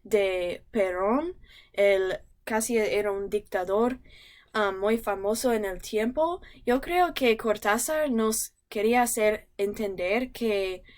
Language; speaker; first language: Spanish; non-native, learner; English